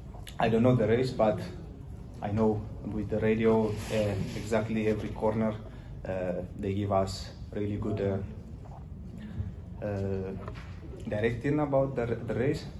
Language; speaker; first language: English; non-native, learner; Tigrinya